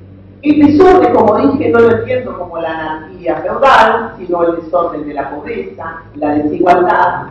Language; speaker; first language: Spanish; native; Spanish